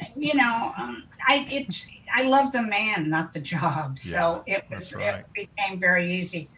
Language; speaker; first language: English; native; English